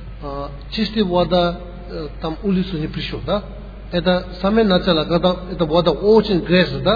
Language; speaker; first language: Russian; non-native, learner; Tibetan